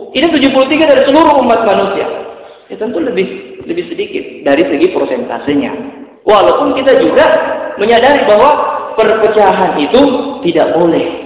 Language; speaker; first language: Indonesian; native; Indonesian